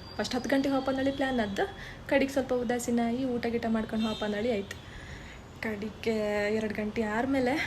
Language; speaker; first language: Kannada; native; Kannada